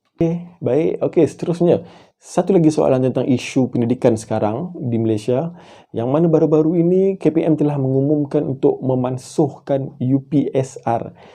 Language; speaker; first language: Malay; native; Malay